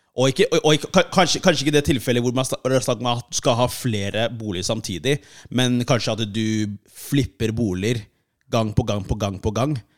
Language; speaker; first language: Norwegian; early bilingual, other home language; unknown